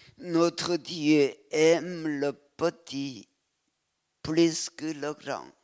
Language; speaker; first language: French; non-native, fluent; Korean